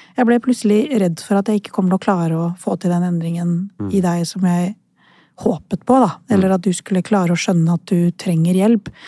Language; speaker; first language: Norwegian; early bilingual, other home language; Urdu